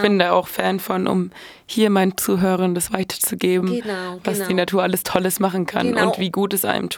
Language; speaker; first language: German; native; German